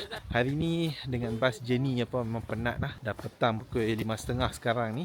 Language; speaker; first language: Malay; native; Malay